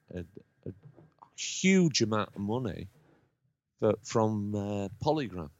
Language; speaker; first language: English; native; English